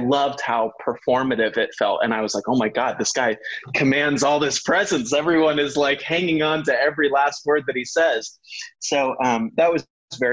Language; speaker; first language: English; native; English